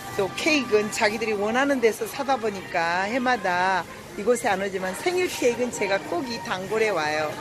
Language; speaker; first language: Korean; native; Korean